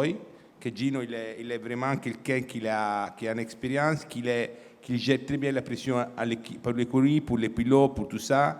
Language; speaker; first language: French; non-native, fluent; Italian